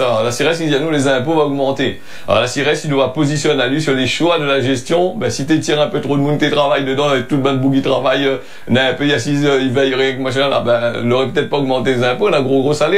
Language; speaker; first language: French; non-native, local second language; Réunion Creole French